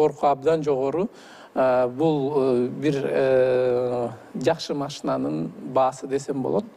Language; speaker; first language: Kyrgyz; native; Kyrgyz